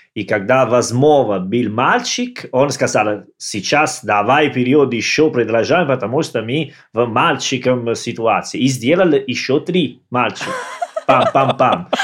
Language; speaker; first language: Russian; non-native, learner; Italian